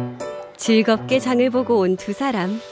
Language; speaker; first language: Korean; native; Korean